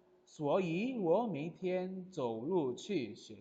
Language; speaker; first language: Chinese; non-native, fluent; Indonesian